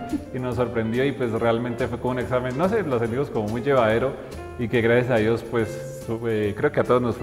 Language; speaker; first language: Spanish; native; Spanish